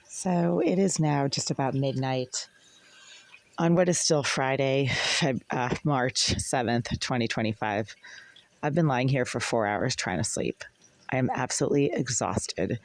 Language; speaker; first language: English; native; English